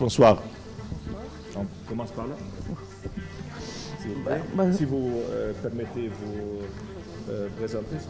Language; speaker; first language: French; non-native, fluent; Arabic